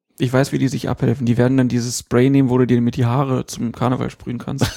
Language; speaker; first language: German; native; German